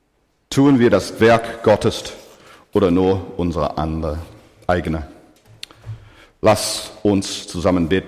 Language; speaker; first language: German; non-native, fluent; English